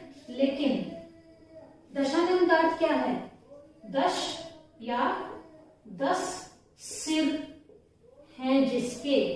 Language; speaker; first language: Hindi; native; Hindi